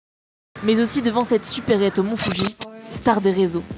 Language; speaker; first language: French; native; French